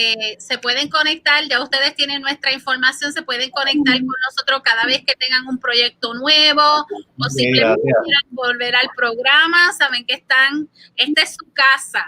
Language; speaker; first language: Spanish; early bilingual, heritage; Spanish